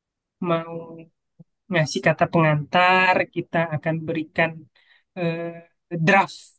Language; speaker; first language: Indonesian; native; Indonesian